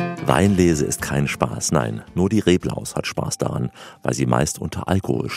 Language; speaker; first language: German; native; German